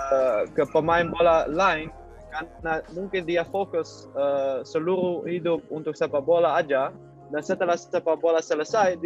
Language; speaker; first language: Indonesian; non-native, learner; Dutch